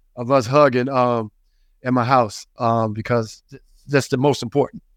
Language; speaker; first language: English; native; English